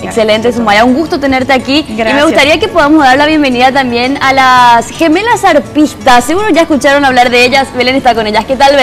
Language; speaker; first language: Spanish; native; Spanish